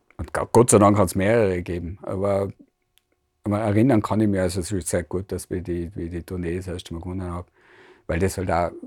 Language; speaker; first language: German; native; German